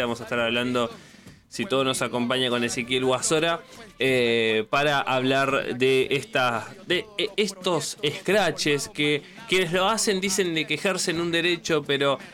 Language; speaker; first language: Spanish; native; Spanish